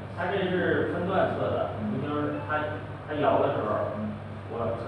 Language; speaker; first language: Chinese; native; Chinese